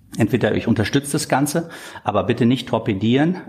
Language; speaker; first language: German; native; German